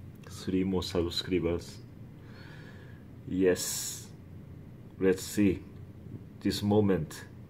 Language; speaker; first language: English; non-native, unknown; Japanese